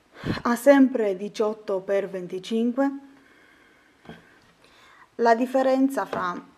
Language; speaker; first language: Italian; non-native, fluent; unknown